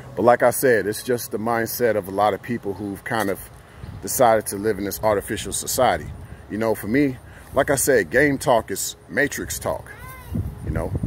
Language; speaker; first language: English; native; English